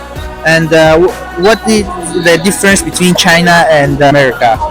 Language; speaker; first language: English; non-native, learner; Persian